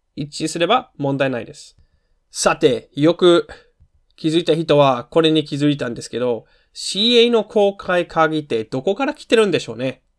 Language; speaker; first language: Japanese; non-native, fluent; German